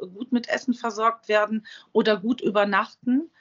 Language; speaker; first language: German; native; German